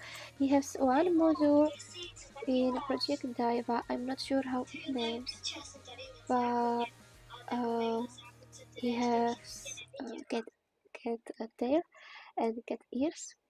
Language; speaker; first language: English; non-native, learner; Czech